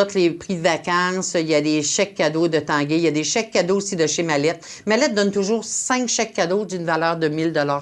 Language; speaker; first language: French; native; French